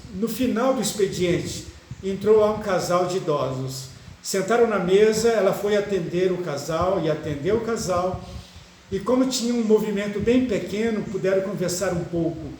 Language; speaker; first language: Portuguese; native; Portuguese